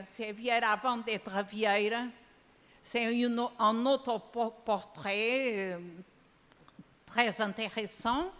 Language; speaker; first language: French; non-native, fluent; Portuguese